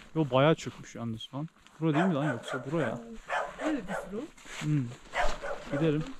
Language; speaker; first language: Turkish; native; Turkish